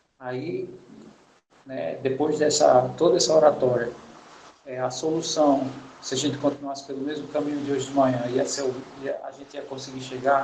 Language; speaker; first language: Portuguese; native; Portuguese